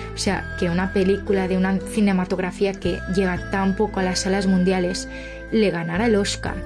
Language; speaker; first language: Spanish; native; Spanish